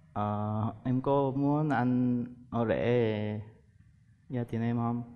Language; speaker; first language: Vietnamese; non-native, fluent; Korean